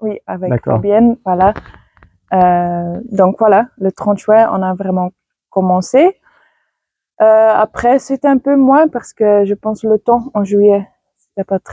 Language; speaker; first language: French; non-native, fluent; Dutch